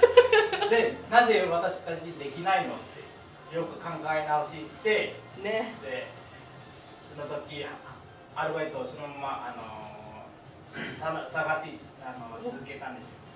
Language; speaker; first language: Japanese; non-native, fluent; Vietnamese